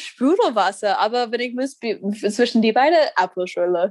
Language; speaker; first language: German; non-native, learner; English